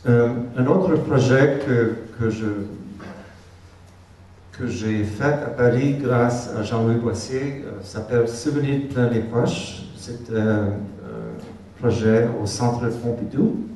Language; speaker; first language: French; non-native, fluent; Hungarian